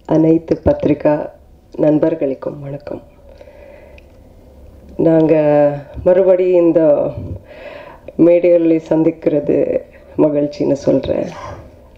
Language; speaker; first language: Tamil; non-native, learner; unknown